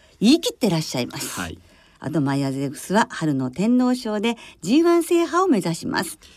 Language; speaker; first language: Japanese; native; Japanese